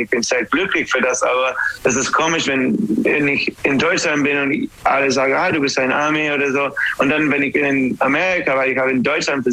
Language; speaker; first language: German; non-native, learner; English